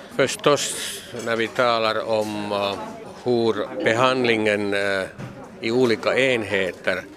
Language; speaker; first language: Swedish; non-native, local second language; Finnish